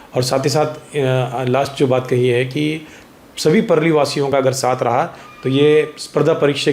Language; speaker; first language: Hindi; non-native, local second language; Marathi